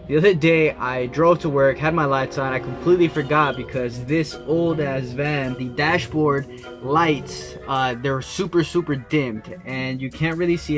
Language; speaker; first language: English; native; English